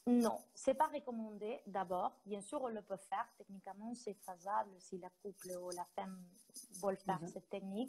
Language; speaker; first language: French; non-native, fluent; Spanish